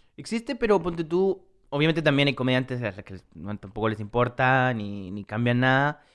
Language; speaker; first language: Spanish; native; Spanish